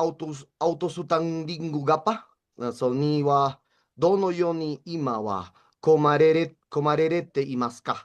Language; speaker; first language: Japanese; non-native, learner; Spanish